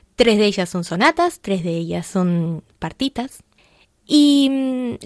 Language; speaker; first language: Spanish; native; Spanish